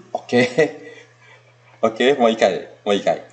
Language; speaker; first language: Japanese; non-native, fluent; Indonesian